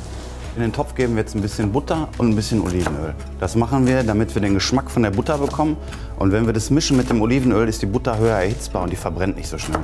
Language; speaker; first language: German; native; German